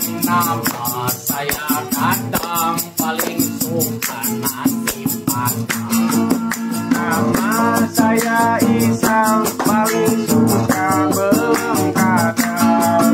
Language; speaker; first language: Indonesian; non-native, local second language; Sundanese